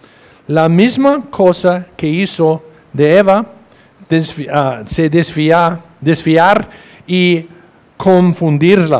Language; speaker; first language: Spanish; non-native, fluent; English